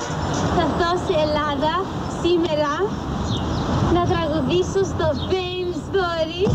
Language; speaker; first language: Greek; early bilingual, heritage; English